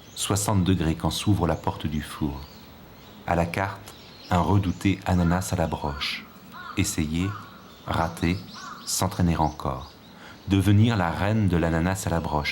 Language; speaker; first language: French; native; French